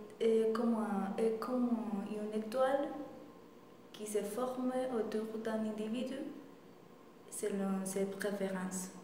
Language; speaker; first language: French; non-native, fluent; Spanish